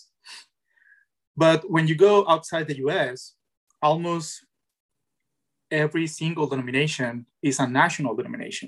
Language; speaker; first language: English; non-native, fluent; Spanish